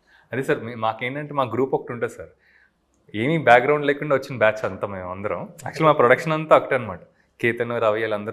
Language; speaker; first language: Telugu; native; Telugu